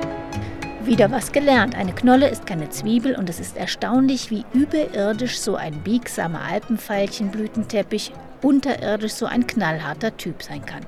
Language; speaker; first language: German; native; German